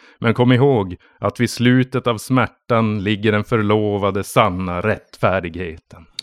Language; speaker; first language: Swedish; native; Swedish